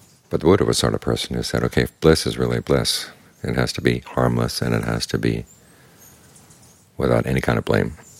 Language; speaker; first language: English; native; English